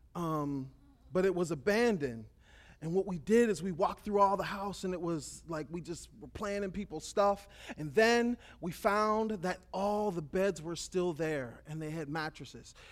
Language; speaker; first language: English; native; English